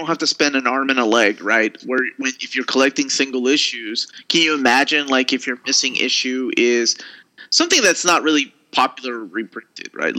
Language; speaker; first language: English; early bilingual, other home language; Spanish